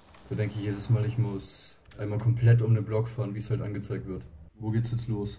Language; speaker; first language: German; native; German